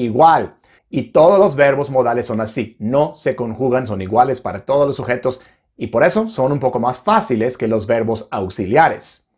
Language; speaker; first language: Spanish; non-native, fluent; English